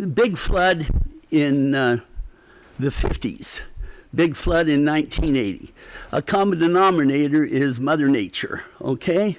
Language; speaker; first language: English; native; English